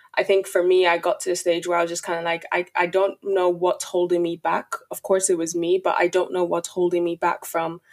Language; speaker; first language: English; native; English